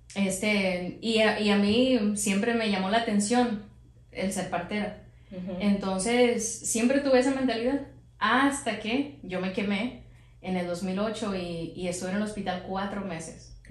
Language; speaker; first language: Spanish; early bilingual, heritage; Spanish